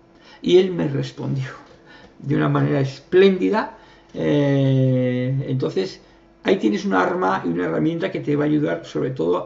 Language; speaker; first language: Spanish; native; Spanish